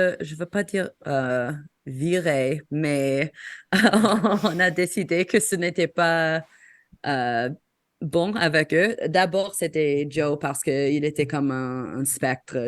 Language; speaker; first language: French; non-native, fluent; English